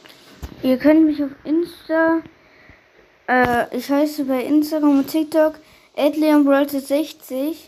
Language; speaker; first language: German; native; German